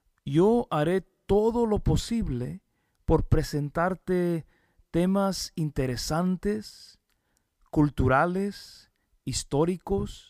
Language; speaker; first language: Spanish; early bilingual, heritage; Spanish